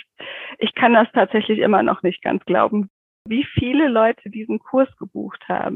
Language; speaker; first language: German; native; German